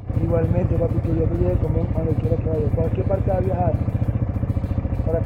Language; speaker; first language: Spanish; native; Spanish